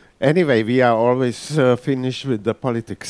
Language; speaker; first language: English; non-native, fluent; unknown